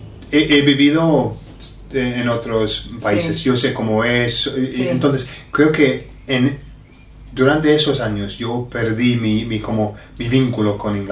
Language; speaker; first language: Spanish; non-native, fluent; English